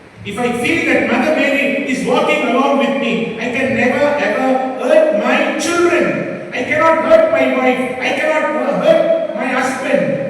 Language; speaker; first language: English; non-native, local second language; Tamil